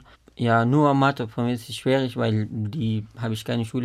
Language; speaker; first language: German; non-native, fluent; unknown